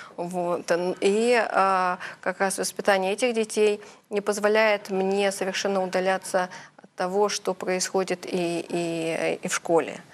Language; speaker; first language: Russian; early bilingual, heritage; Russian